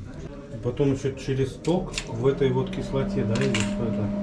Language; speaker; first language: Russian; native; Russian